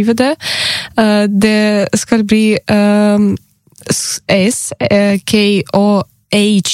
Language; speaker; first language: Norwegian; non-native, learner; Ukrainian